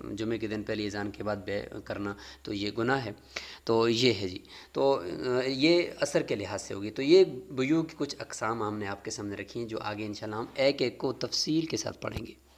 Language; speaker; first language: Urdu; native; Urdu